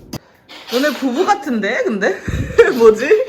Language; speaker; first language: Korean; native; Korean